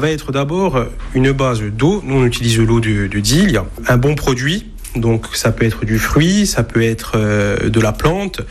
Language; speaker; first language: French; native; French